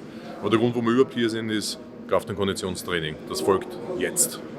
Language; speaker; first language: German; native; German